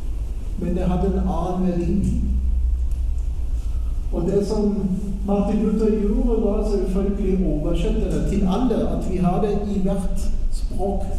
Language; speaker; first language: Norwegian; non-native, fluent; German